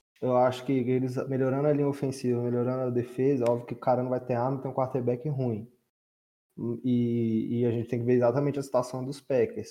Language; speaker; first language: Portuguese; native; Portuguese